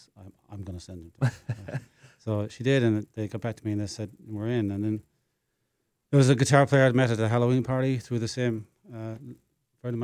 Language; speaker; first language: English; native; English